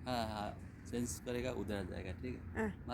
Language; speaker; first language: Hindi; non-native, learner; Bangla